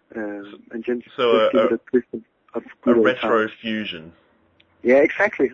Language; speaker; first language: English; non-native, fluent; Danish